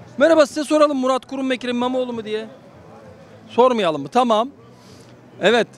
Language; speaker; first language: Turkish; native; Turkish